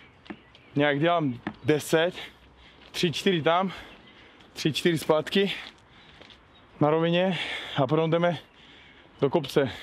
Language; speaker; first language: Czech; non-native, fluent; Uzbek